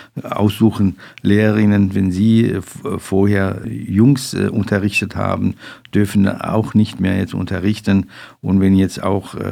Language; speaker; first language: German; non-native, fluent; Persian